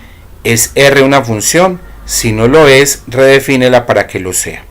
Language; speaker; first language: Spanish; native; Spanish